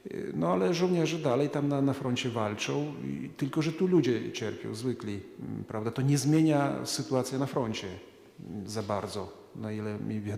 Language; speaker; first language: Polish; non-native, fluent; Ukrainian